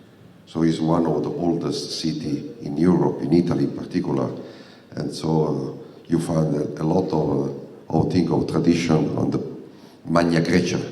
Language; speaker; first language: English; non-native, fluent; Italian